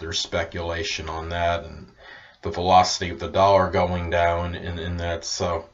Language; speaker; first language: English; native; English